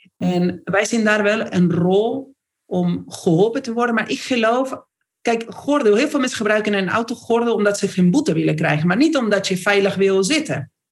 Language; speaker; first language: Dutch; non-native, fluent; Spanish